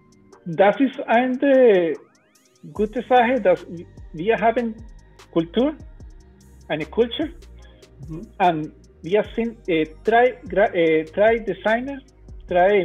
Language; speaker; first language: German; non-native, learner; Spanish